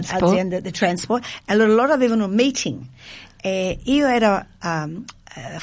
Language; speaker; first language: Italian; non-native, fluent; English